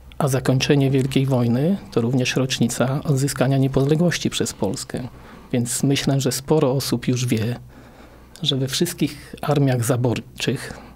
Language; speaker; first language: Polish; native; Polish